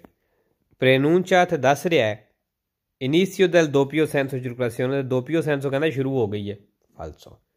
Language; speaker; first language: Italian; non-native, learner; Punjabi